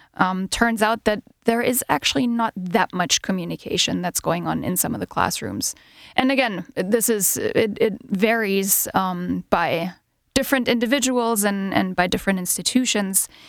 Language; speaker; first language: English; non-native, fluent; German